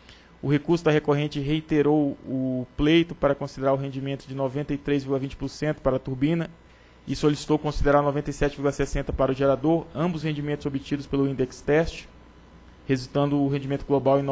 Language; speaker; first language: Portuguese; native; Portuguese